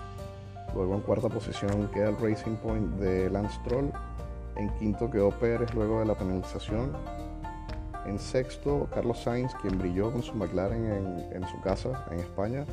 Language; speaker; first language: Spanish; native; Spanish